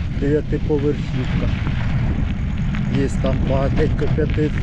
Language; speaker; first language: Ukrainian; native; Ukrainian